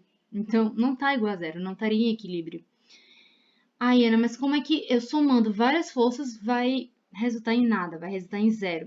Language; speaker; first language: Portuguese; native; Portuguese